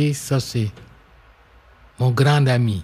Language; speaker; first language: French; non-native, local second language; English